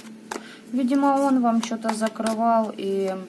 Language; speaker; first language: Russian; native; Russian